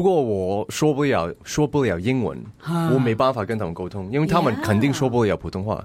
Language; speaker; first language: Chinese; early bilingual, heritage; English